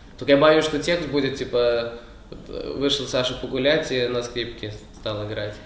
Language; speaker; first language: Russian; early bilingual, heritage; Russian